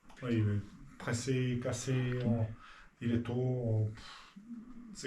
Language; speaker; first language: French; non-native, learner; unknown